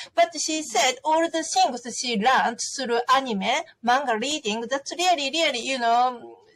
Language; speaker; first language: English; non-native, fluent; Japanese